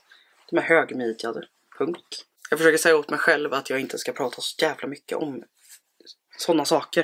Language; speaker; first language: Swedish; native; Swedish